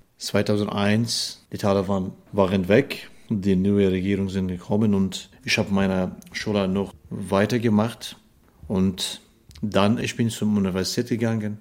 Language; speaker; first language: German; non-native, learner; Persian